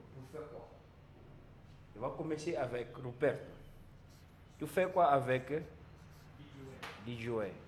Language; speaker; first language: French; non-native, learner; Portuguese